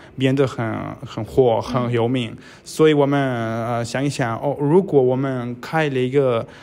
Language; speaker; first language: Chinese; non-native, fluent; Spanish